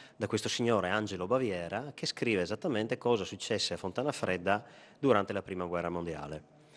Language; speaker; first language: Italian; native; Italian